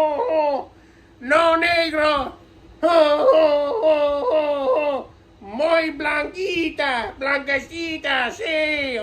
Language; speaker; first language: Spanish; non-native, learner; English